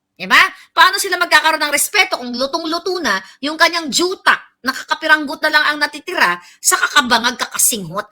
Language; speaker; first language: Filipino; non-native, local second language; Cebuano